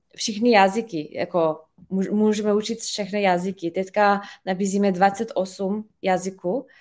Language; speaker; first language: Czech; non-native, fluent; Slovenian